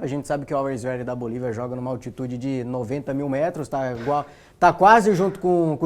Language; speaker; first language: Portuguese; native; Portuguese